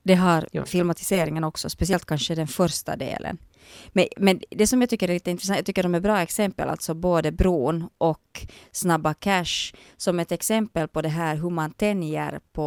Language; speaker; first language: Swedish; native; Swedish